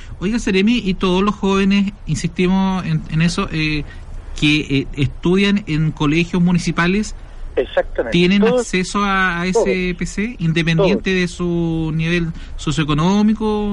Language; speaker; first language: Spanish; native; Spanish